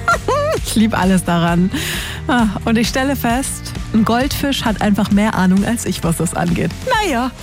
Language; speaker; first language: German; native; German